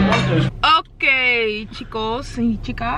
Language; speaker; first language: Spanish; early bilingual, heritage; Spanish